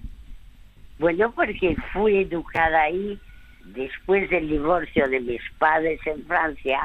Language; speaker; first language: Spanish; early bilingual, other home language; French